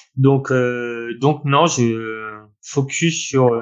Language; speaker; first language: French; native; French